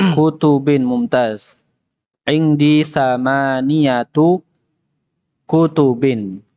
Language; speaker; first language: Arabic; non-native, fluent; Indonesian